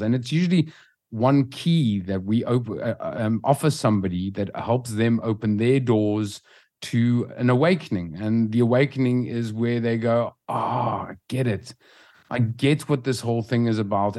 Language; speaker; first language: English; native; English